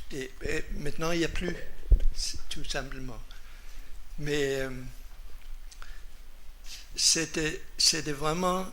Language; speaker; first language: French; non-native, fluent; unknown